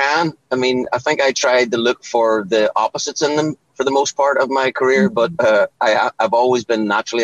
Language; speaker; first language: English; native; English